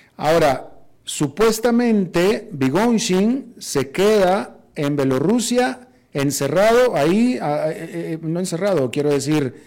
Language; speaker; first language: Spanish; non-native, fluent; Ukrainian